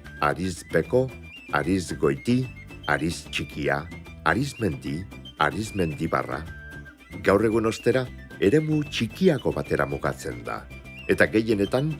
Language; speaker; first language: Basque; native; Basque